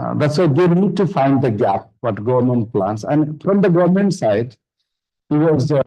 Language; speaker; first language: English; non-native, local second language; Nepali